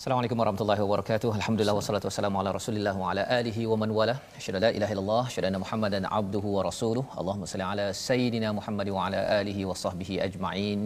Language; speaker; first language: Malay; native; Malay